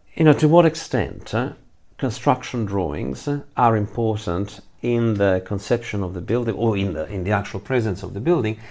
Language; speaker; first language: English; non-native, fluent; Italian